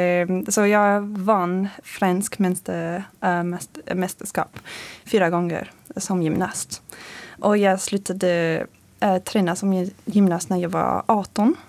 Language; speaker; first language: Swedish; non-native, fluent; French